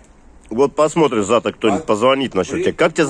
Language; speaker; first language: Russian; native; Russian